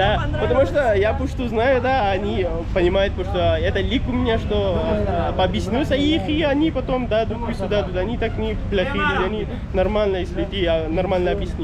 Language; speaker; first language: Russian; non-native, learner; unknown